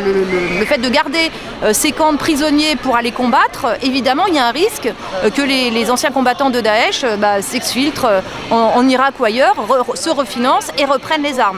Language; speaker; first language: French; native; French